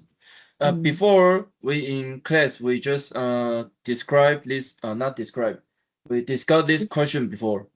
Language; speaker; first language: English; non-native, learner; Chinese